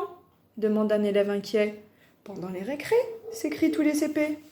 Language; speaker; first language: French; native; French